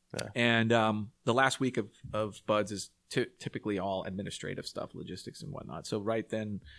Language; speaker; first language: English; native; English